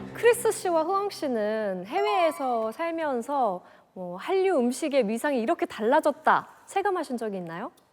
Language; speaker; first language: Korean; native; Korean